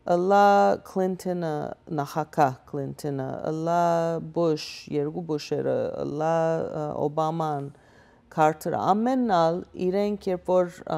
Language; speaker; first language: Armenian; early bilingual, heritage; Armenian